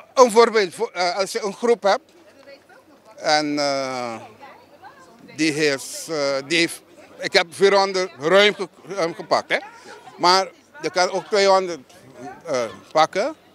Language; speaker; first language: Dutch; non-native, local second language; Papiamento